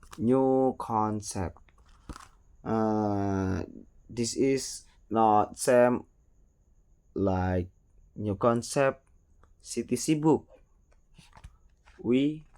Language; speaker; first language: English; non-native, learner; Indonesian